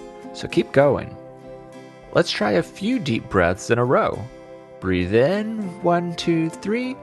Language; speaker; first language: English; native; English